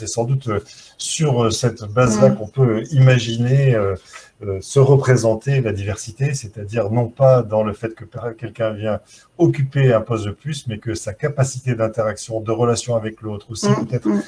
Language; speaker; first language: French; native; French